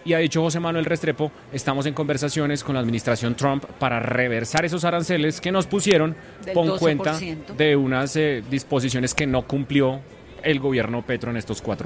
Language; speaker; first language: Spanish; native; Spanish